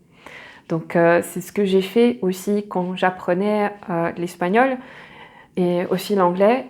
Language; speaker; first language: French; native; French